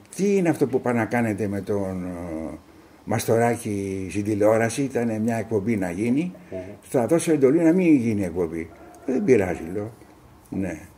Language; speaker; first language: Greek; native; Greek